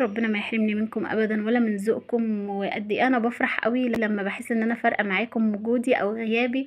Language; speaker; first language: Arabic; native; Arabic